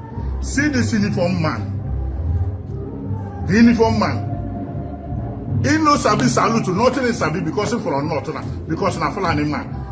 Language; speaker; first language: Nigerian Pidgin; non-native, local second language; Igbo